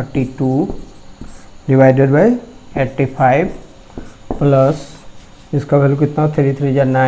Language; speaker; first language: Hindi; native; Hindi